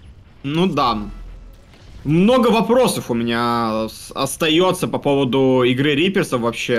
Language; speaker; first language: Russian; native; Russian